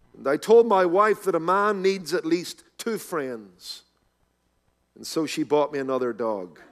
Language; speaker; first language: English; native; English